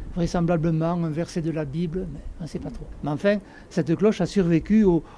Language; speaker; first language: French; native; French